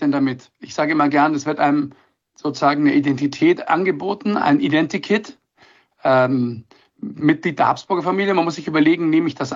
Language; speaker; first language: German; native; German